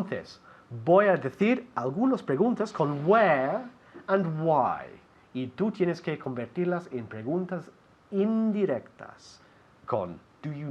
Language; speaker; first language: Spanish; non-native, fluent; English